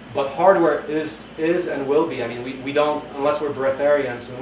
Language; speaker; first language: English; non-native, fluent; Polish